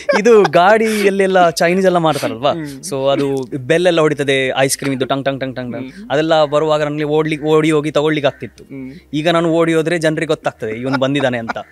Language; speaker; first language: Kannada; non-native, local second language; Konkani